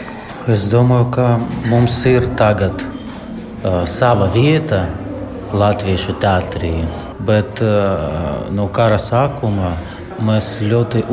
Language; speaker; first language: Latvian; non-native, learner; Russian